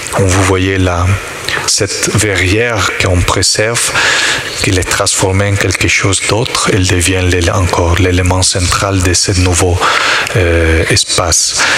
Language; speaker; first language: French; non-native, learner; Italian